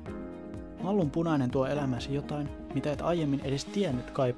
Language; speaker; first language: Finnish; native; Finnish